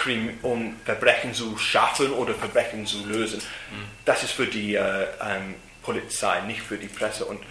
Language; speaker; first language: German; non-native, learner; English